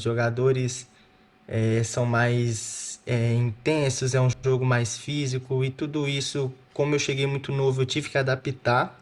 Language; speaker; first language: Portuguese; native; Portuguese